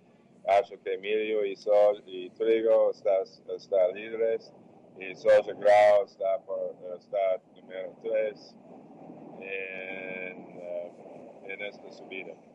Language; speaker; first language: Portuguese; non-native, fluent; English